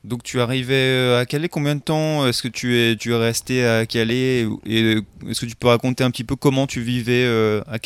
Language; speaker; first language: French; native; French